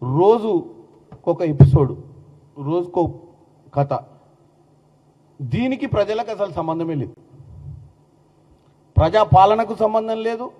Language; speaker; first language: Telugu; native; Telugu